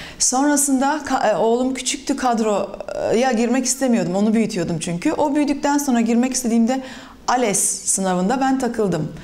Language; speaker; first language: Turkish; early bilingual, other home language; German